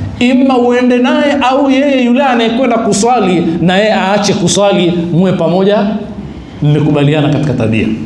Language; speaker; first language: Swahili; native; Swahili